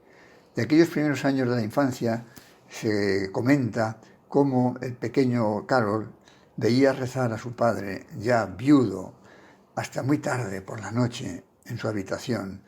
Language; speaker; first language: Spanish; native; Spanish